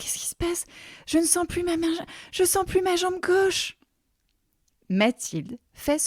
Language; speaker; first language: French; native; French